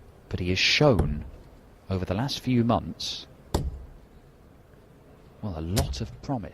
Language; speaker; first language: English; native; English